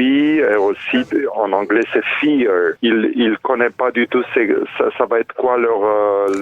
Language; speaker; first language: French; non-native, fluent; Romanian